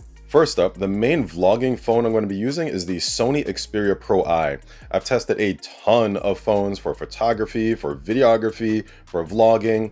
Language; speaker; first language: English; native; English